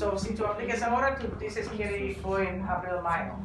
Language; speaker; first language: Spanish; non-native, learner; English